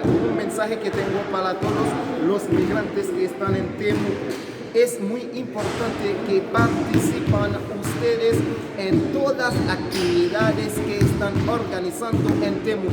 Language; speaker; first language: Spanish; non-native, learner; Haitian Creole